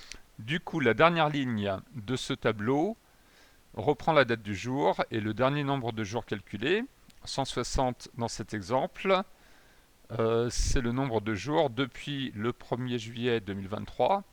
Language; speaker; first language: French; native; French